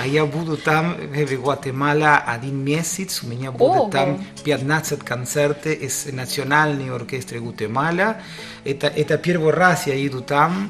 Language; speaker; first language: Russian; non-native, learner; Spanish